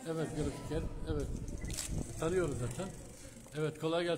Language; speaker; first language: Turkish; native; Turkish